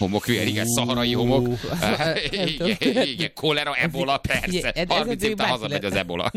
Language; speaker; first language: Hungarian; native; Hungarian